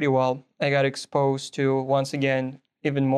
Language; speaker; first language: English; non-native, fluent; Russian